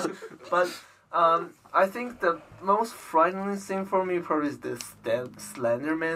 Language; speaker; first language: English; non-native, learner; Chinese